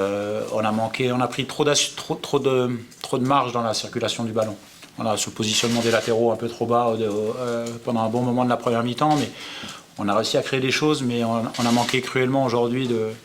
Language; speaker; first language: French; native; French